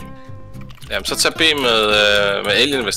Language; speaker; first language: Danish; native; Danish